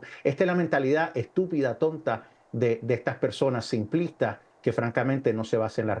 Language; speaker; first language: Spanish; native; Spanish